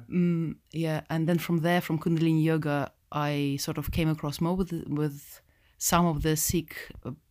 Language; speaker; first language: English; non-native, fluent; Russian